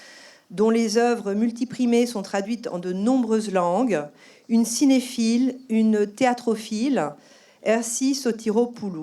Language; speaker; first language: French; native; French